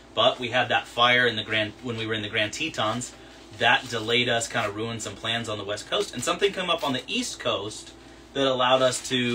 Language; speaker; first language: English; native; English